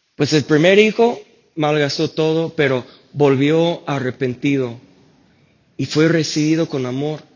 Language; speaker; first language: Spanish; non-native, fluent; English